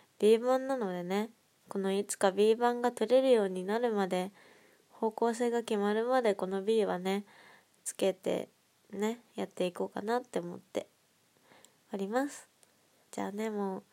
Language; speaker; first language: Japanese; native; Japanese